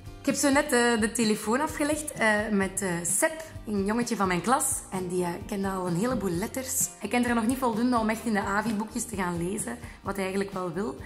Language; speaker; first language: Dutch; native; Dutch